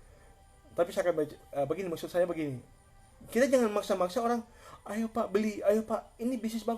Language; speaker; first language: Indonesian; native; Indonesian